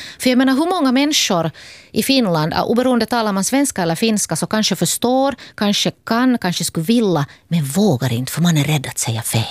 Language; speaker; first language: Swedish; native; Swedish